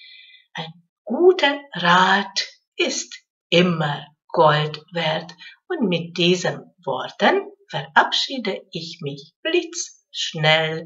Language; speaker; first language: German; non-native, fluent; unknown